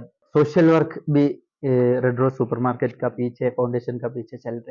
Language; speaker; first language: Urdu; non-native, local second language; Malayalam